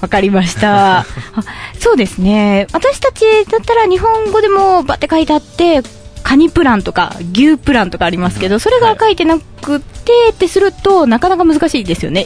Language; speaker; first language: Japanese; native; Japanese